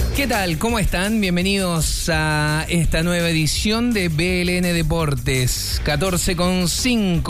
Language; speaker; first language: Spanish; native; Spanish